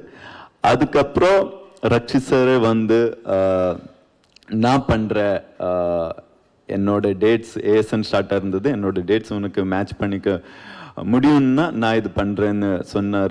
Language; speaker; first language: Tamil; non-native, learner; Kannada